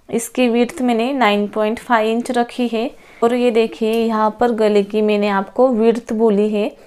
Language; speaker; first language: Hindi; non-native, local second language; Marathi